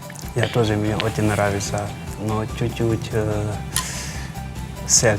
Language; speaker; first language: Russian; non-native, learner; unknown